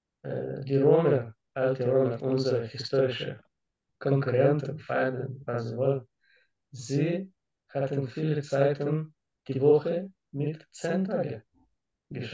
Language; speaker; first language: German; non-native, learner; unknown